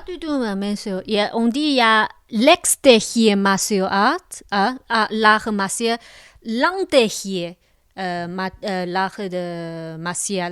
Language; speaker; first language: French; non-native, local second language; Chinese